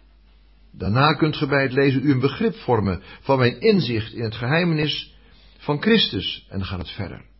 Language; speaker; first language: Dutch; native; Dutch